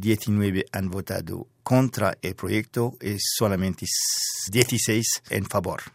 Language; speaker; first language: Spanish; non-native, fluent; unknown